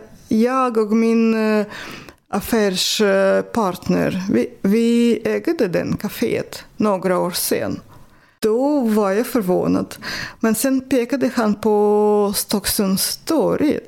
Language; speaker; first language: Swedish; non-native, fluent; Russian